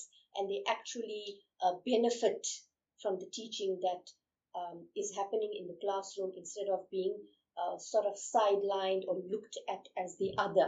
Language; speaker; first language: English; non-native, local second language; Urdu